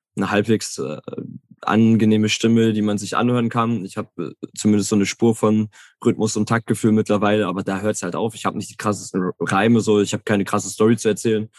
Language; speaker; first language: German; native; German